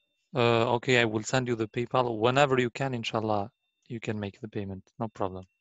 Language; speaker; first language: English; non-native, learner; Arabic